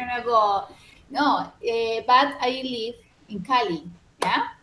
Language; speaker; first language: English; non-native, learner; Spanish